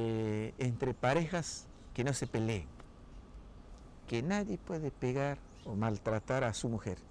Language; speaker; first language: Spanish; non-native, local second language; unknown